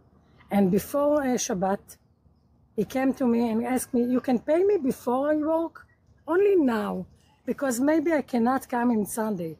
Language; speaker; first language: English; non-native, learner; Hebrew